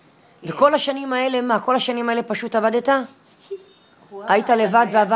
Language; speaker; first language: Hebrew; native; Hebrew